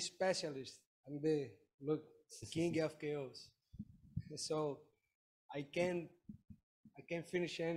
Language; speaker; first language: English; non-native, learner; Portuguese